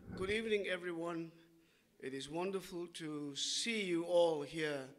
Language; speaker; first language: English; non-native, local second language; Afrikaans